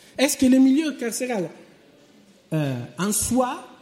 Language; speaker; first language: French; native; French